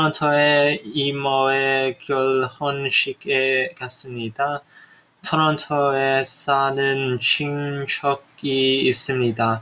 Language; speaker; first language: Korean; non-native, learner; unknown